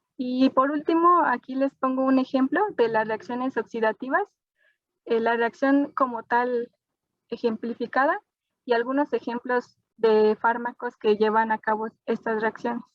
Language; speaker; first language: Spanish; native; Spanish